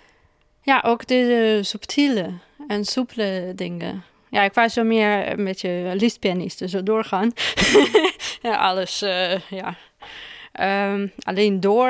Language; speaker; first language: Dutch; non-native, fluent; Russian